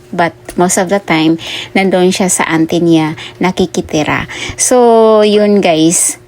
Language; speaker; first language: Filipino; non-native, local second language; Cebuano